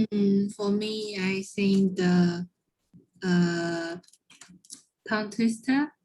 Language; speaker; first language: English; non-native, learner; Chinese